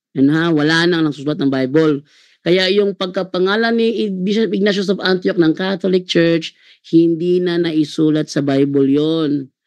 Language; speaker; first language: Filipino; non-native, local second language; Cebuano